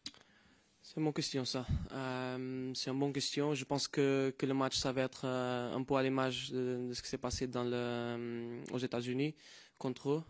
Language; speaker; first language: French; non-native, fluent; Portuguese